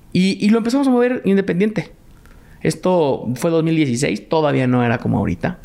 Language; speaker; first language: Spanish; native; Spanish